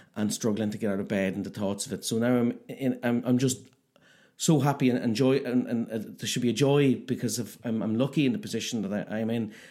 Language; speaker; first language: English; native; English